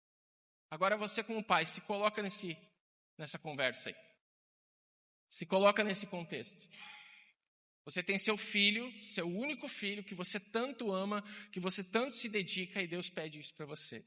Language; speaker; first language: Portuguese; native; Portuguese